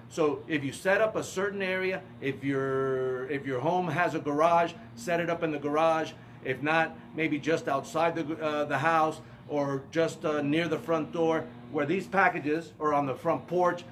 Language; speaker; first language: English; early bilingual, other home language; Spanish